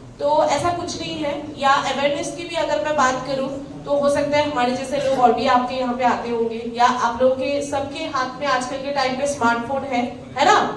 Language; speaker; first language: Hindi; non-native, local second language; Assamese